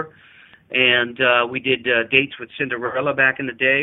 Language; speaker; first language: English; native; English